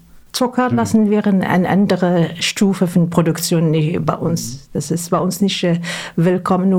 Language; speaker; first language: German; non-native, fluent; Arabic